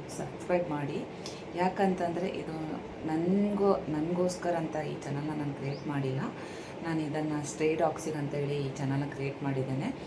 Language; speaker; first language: Kannada; non-native, local second language; Tulu